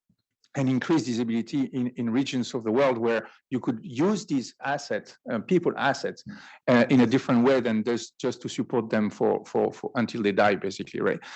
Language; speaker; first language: English; non-native, fluent; French